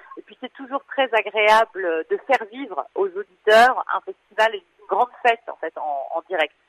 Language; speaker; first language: French; native; French